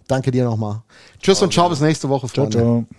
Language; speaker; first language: German; native; German